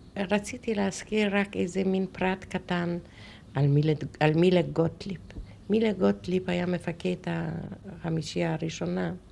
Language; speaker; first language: Hebrew; non-native, fluent; Polish